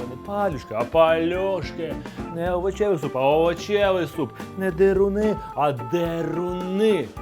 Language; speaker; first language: Ukrainian; native; Ukrainian